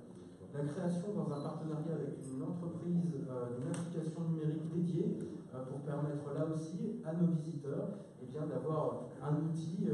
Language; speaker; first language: French; native; French